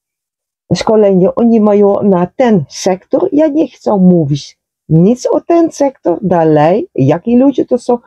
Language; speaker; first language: Polish; non-native, learner; Dutch